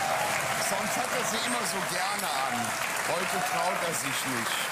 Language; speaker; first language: German; native; German